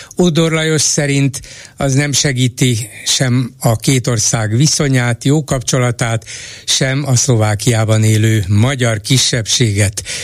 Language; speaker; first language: Hungarian; native; Hungarian